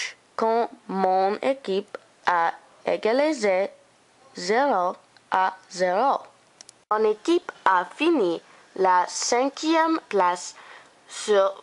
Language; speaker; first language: French; non-native, learner; English